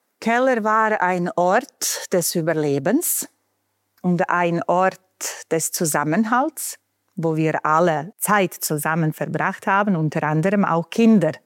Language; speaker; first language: German; non-native, fluent; Bosnian